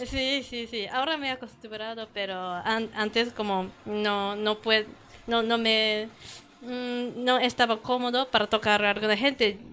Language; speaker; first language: Spanish; non-native, learner; Japanese